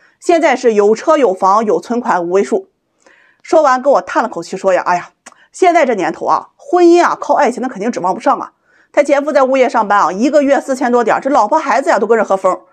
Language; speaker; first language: Chinese; native; Chinese